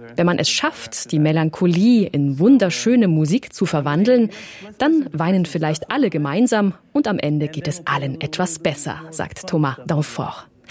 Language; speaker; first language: German; native; German